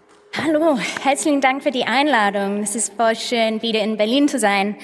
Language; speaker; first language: German; non-native, fluent; English